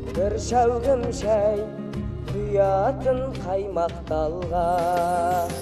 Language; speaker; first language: Kazakh; native; Kazakh